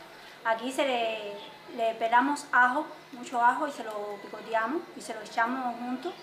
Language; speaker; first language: Spanish; native; Spanish